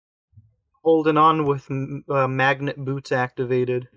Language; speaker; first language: English; native; English